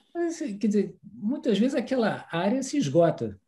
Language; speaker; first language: Portuguese; early bilingual, other home language; French